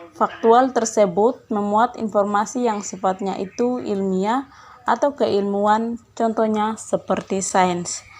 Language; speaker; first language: Indonesian; native; Indonesian